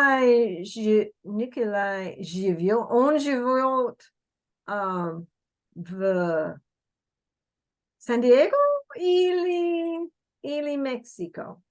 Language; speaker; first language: Russian; non-native, fluent; English